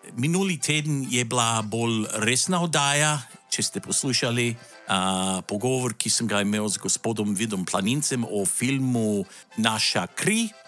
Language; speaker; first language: Slovenian; early bilingual, heritage; Slovenian